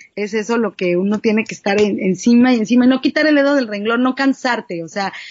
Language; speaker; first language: Spanish; native; Spanish